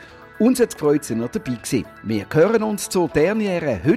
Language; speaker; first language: German; native; German